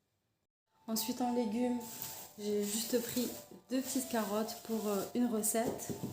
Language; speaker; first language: French; native; French